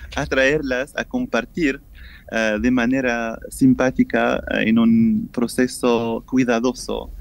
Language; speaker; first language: Spanish; non-native, fluent; English